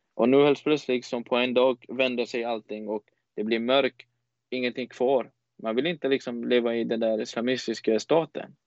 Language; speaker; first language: Swedish; non-native, fluent; Persian